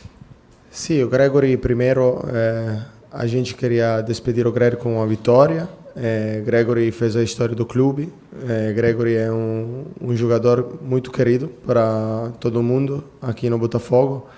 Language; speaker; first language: Portuguese; non-native, fluent; Italian